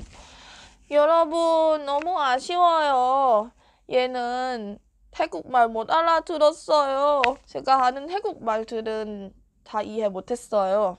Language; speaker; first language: Korean; non-native, fluent; Thai